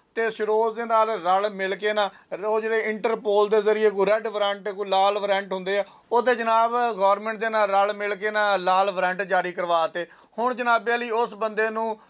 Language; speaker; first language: Punjabi; native; Punjabi